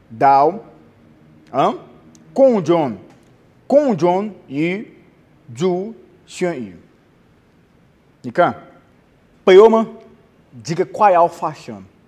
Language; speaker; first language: Chinese; non-native, learner; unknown